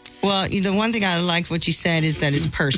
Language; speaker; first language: English; native; English